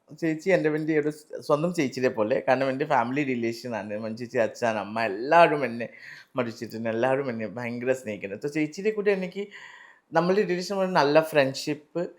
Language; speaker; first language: Malayalam; non-native, learner; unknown